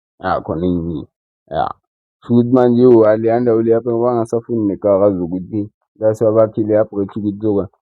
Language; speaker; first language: Zulu; non-native, local second language; Xhosa